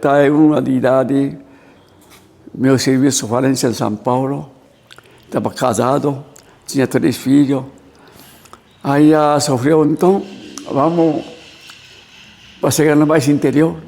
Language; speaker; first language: Portuguese; non-native, learner; Japanese